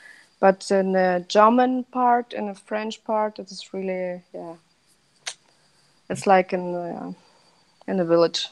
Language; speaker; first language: English; non-native, fluent; Russian